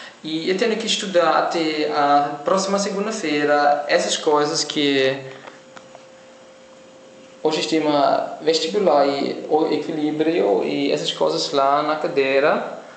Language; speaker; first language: Portuguese; non-native, learner; German